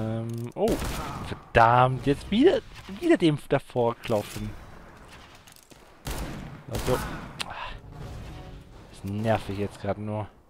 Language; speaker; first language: German; native; German